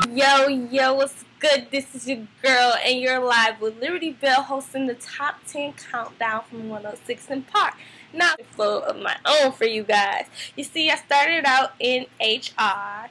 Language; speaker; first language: English; native; English